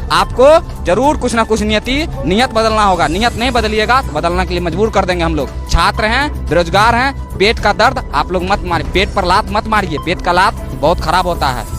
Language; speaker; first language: Hindi; native; Hindi